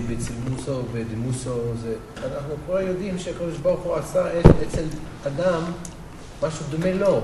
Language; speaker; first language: Hebrew; non-native, fluent; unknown